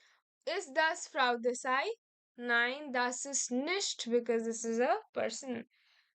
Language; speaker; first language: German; non-native, fluent; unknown